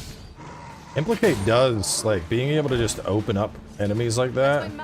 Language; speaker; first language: English; native; English